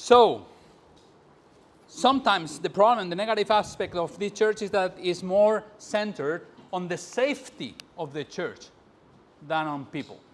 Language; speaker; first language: English; non-native, fluent; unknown